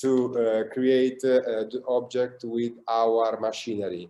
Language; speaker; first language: English; non-native, learner; Italian